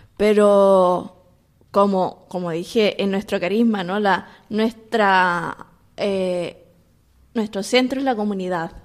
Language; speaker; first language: Spanish; native; Spanish